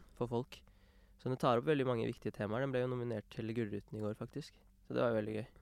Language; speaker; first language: Norwegian; early bilingual, other home language; Urdu